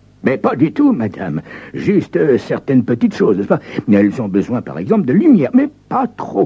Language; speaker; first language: French; native; French